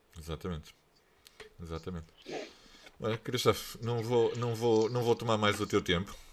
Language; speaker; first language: Portuguese; native; Portuguese